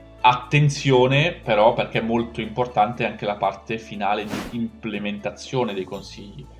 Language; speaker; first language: Italian; native; Italian